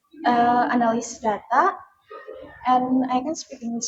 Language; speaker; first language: English; non-native, learner; Indonesian